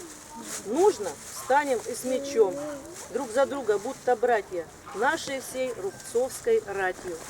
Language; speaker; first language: Russian; native; Russian